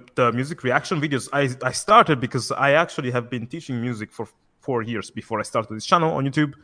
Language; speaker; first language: English; non-native, fluent; Italian